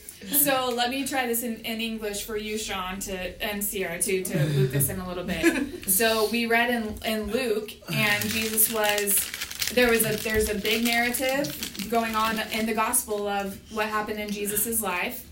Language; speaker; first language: English; native; English